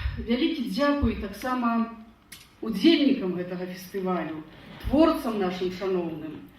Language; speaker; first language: Belarusian; native; Belarusian